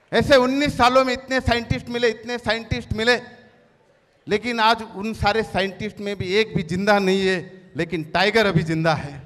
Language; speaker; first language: Hindi; non-native, local second language; Marathi